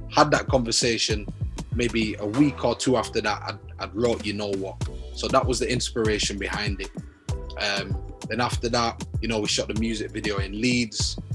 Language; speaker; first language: English; native; English